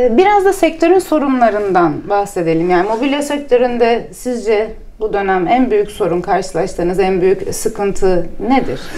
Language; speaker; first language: Turkish; native; Turkish